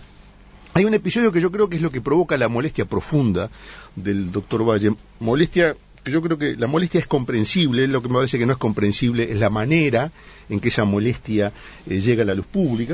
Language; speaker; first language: Spanish; native; Spanish